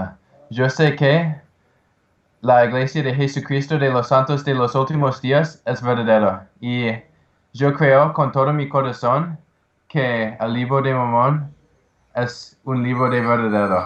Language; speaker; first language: Spanish; non-native, learner; English